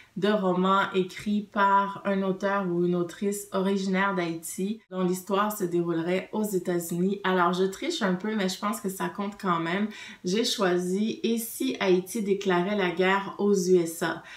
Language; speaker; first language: French; native; French